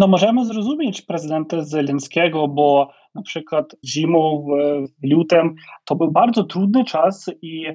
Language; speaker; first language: Polish; non-native, fluent; Ukrainian